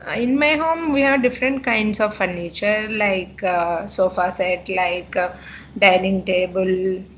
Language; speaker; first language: English; non-native, local second language; Telugu